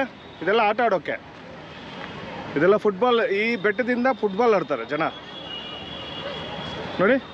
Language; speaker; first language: Kannada; native; Kannada